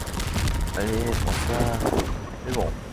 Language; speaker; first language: French; native; French